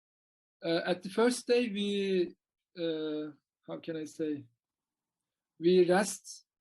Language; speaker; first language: English; non-native, learner; Turkish